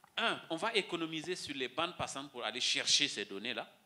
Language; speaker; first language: French; non-native, local second language; Mossi